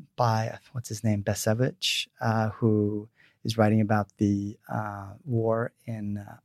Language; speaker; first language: English; early bilingual, other home language; Swedish